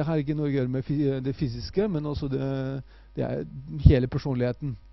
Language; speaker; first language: Norwegian; non-native, fluent; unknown